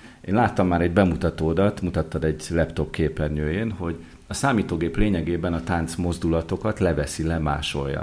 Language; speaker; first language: Hungarian; native; Hungarian